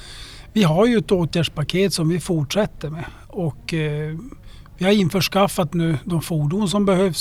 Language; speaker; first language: Swedish; native; Swedish